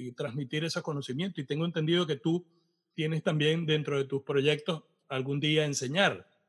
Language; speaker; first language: Spanish; native; Spanish